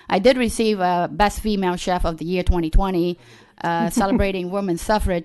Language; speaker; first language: English; early bilingual, other home language; Khmer